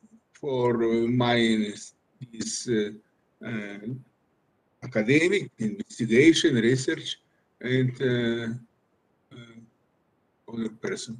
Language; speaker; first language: English; non-native, learner; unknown